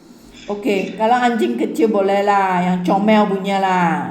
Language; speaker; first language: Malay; non-native, local second language; Chinese